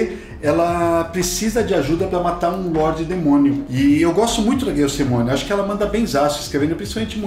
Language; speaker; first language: Portuguese; native; Portuguese